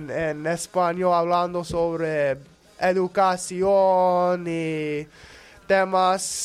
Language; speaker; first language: Spanish; non-native, learner; English